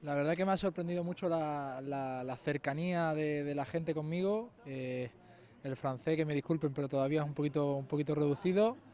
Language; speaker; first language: Spanish; native; Spanish